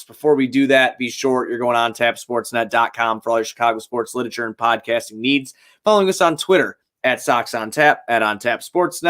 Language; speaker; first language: English; native; English